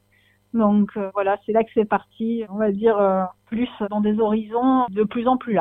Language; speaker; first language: French; native; French